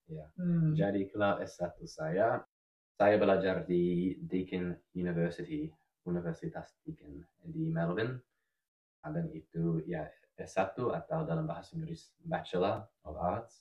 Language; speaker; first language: Indonesian; non-native, fluent; English